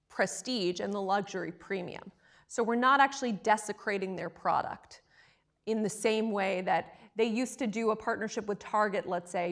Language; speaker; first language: English; native; English